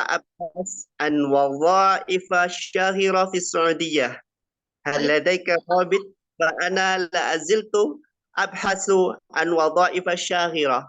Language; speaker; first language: Arabic; non-native, learner; Indonesian